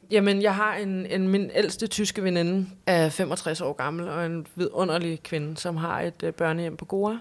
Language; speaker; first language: Danish; native; Danish